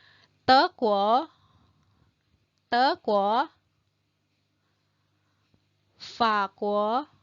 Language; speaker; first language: Chinese; non-native, fluent; Indonesian